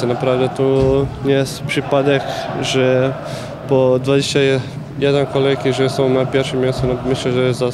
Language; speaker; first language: Polish; non-native, fluent; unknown